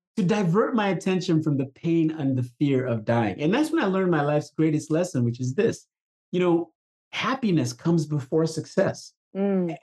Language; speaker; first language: English; non-native, local second language; Igbo